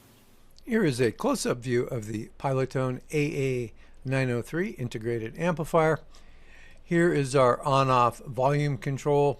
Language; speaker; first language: English; native; English